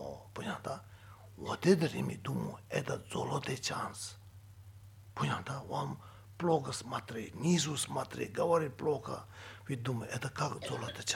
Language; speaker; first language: Russian; non-native, learner; Tibetan